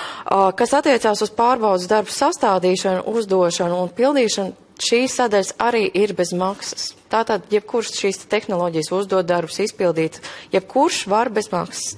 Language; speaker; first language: Latvian; native; Latvian